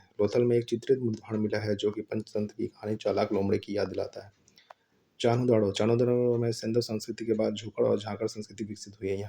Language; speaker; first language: Hindi; native; Hindi